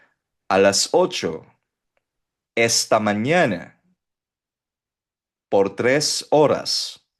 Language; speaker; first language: Spanish; non-native, fluent; Filipino